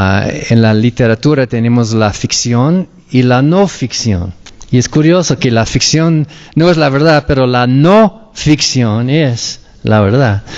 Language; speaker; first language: Spanish; non-native, fluent; English